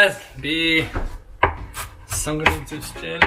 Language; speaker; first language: Mongolian; non-native, learner; English